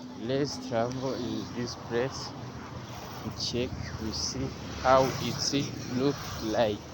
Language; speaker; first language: English; non-native, learner; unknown